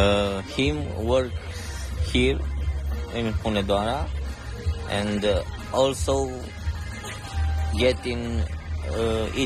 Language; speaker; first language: English; non-native, learner; Romanian